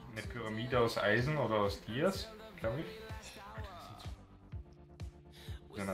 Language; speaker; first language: German; native; German